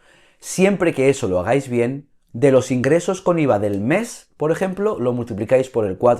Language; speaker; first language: Spanish; native; Spanish